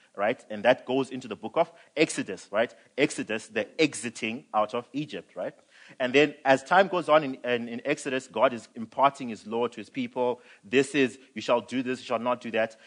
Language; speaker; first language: English; non-native, local second language; Shona